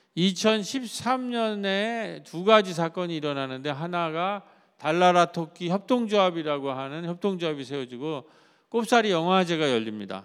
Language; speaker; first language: Korean; native; Korean